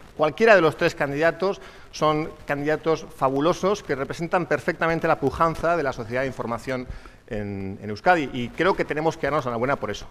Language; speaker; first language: Spanish; native; Spanish